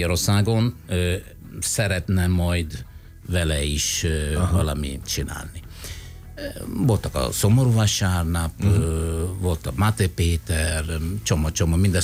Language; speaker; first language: Hungarian; non-native, learner; Italian